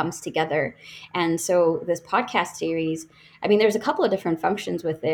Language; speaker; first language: English; non-native, local second language; Bangla